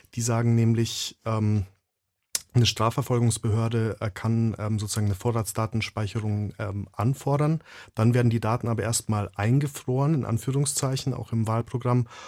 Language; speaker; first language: German; native; German